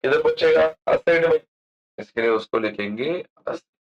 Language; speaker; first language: Hindi; non-native, local second language; Marathi